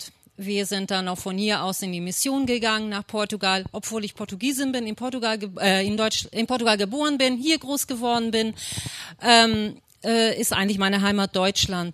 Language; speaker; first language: German; early bilingual, other home language; Portuguese